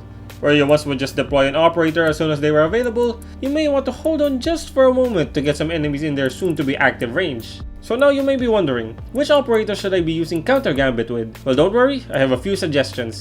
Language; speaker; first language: English; native; English